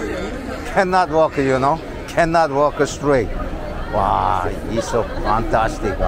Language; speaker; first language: English; non-native, learner; Korean